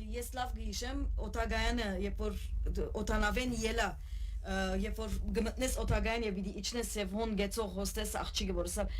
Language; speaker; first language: Armenian; native; Armenian